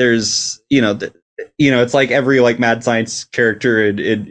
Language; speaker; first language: English; native; English